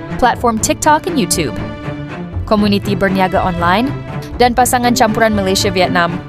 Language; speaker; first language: Malay; native; Malay